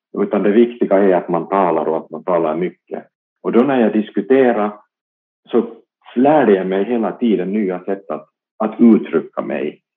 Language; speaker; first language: Swedish; non-native, local second language; Finnish